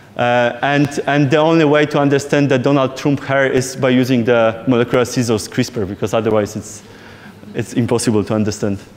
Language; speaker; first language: English; non-native, fluent; Polish